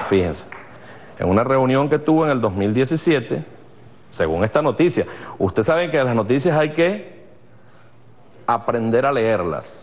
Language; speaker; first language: Spanish; native; Spanish